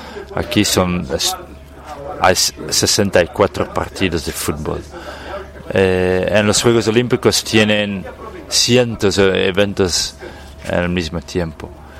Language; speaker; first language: Spanish; non-native, fluent; Dutch